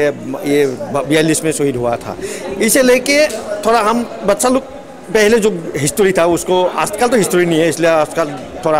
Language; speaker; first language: Hindi; non-native, local second language; Assamese